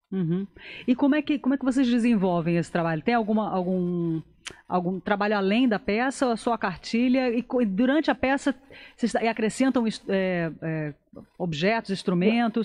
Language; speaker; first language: Portuguese; native; Portuguese